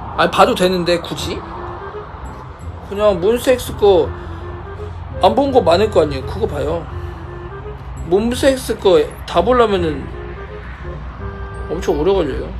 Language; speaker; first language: Korean; native; Korean